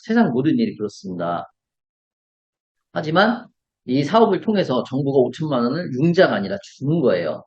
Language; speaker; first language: Korean; native; Korean